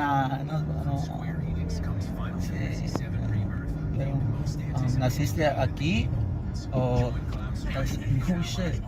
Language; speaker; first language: Spanish; early bilingual, heritage; English